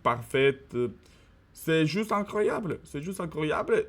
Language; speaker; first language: French; non-native, learner; Russian